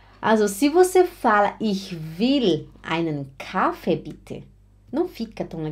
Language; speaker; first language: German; non-native, fluent; Portuguese